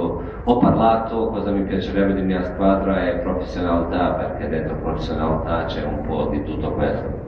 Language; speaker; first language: Italian; non-native, fluent; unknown